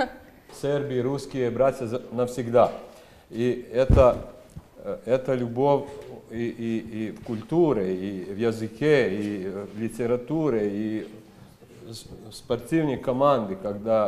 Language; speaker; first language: Russian; non-native, fluent; Serbian